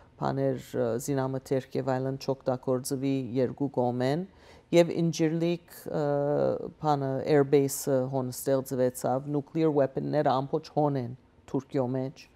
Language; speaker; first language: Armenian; early bilingual, heritage; Armenian